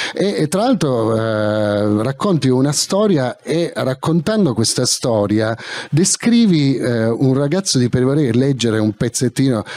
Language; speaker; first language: Italian; native; Italian